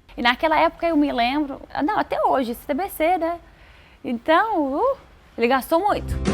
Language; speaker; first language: Portuguese; non-native, fluent; Arabic